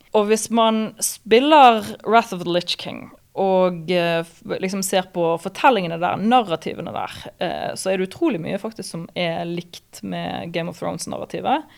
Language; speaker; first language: Norwegian; native; Norwegian